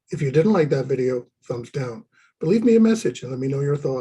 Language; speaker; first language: English; native; English